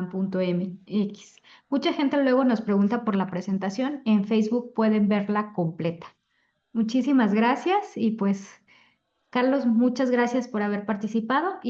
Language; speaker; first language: Spanish; native; Spanish